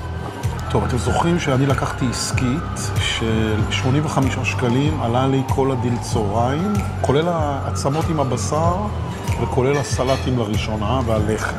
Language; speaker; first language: Hebrew; native; Hebrew